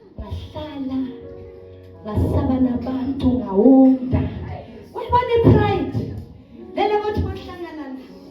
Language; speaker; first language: Zulu; non-native, local second language; Northern Sotho